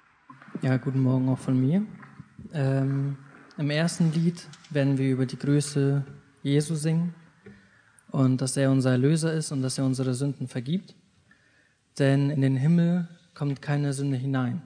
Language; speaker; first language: German; native; German